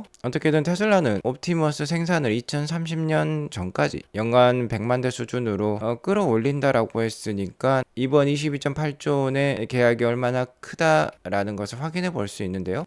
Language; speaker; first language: Korean; native; Korean